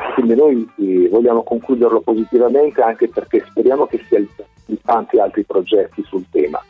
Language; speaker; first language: Italian; native; Italian